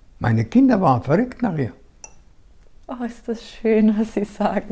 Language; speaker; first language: German; non-native, fluent; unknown